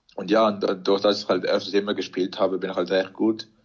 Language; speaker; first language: German; native; German